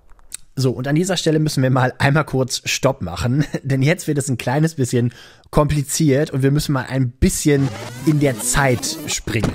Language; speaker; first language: German; native; German